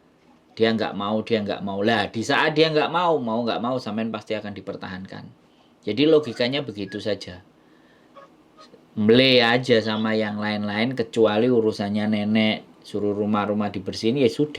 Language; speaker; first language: Indonesian; non-native, local second language; Javanese